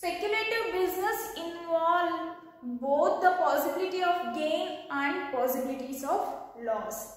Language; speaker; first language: English; non-native, local second language; Kannada